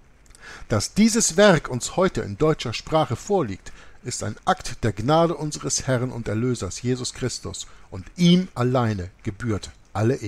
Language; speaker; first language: German; native; German